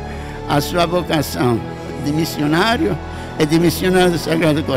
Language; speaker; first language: Portuguese; non-native, fluent; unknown